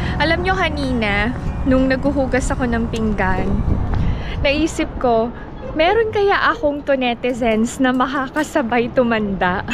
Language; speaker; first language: Filipino; native; Filipino